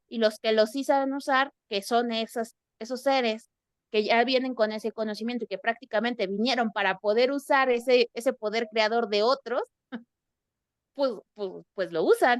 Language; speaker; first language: Spanish; native; Spanish